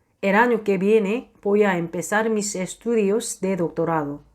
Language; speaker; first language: Spanish; non-native, fluent; Korean